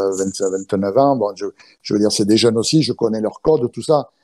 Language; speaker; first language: French; native; French